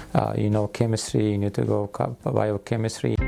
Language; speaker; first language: English; non-native, fluent; Arabic